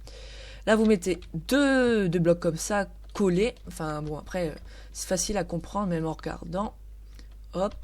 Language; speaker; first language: French; native; French